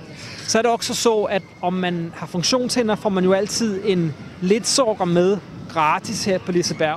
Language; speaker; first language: Swedish; native; Swedish